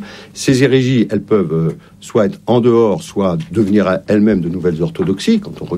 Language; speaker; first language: French; native; French